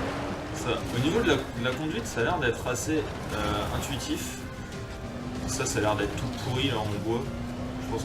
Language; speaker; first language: French; native; French